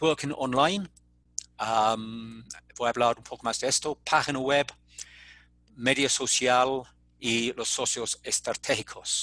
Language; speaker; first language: Spanish; non-native, fluent; English